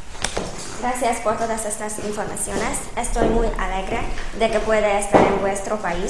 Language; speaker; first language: Spanish; non-native, fluent; Hungarian